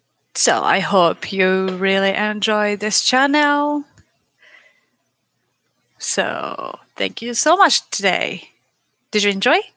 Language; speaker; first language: English; non-native, learner; Japanese